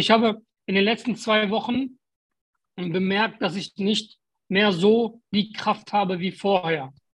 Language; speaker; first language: German; native; German